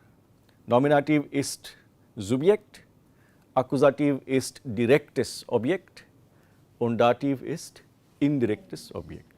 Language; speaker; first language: German; non-native, fluent; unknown